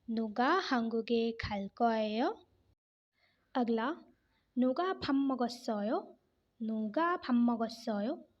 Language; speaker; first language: Korean; non-native, fluent; Hindi